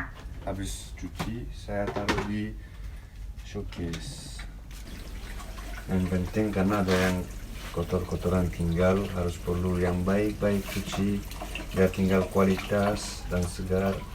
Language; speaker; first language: Indonesian; non-native, fluent; Turkish